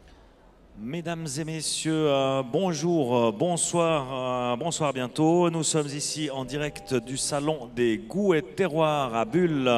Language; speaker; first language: French; native; French